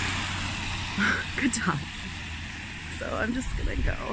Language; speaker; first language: English; native; English